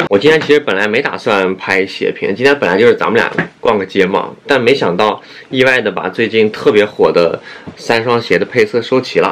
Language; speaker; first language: Chinese; native; Chinese